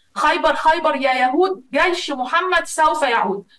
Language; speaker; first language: English; non-native, fluent; Arabic